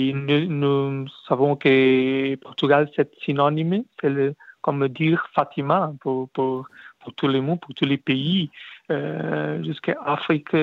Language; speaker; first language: French; non-native, learner; Portuguese